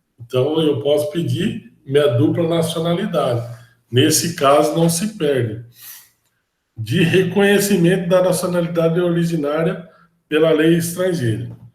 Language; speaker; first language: Portuguese; native; Portuguese